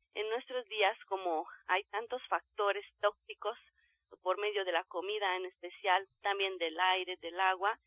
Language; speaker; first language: Spanish; non-native, fluent; Romanian